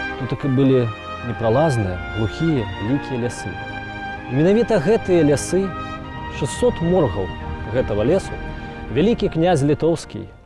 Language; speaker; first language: Belarusian; native; Belarusian